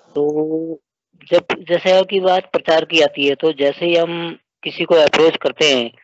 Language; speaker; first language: Hindi; native; Hindi